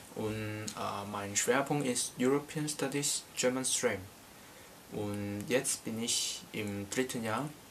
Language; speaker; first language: German; non-native, learner; Cantonese